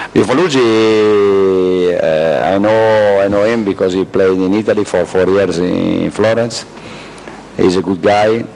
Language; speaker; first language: English; non-native, learner; Italian